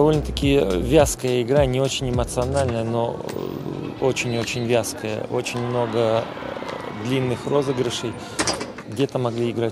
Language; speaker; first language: Russian; native; Russian